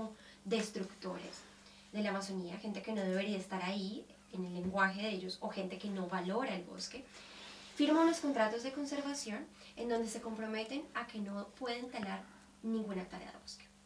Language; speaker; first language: Spanish; native; Spanish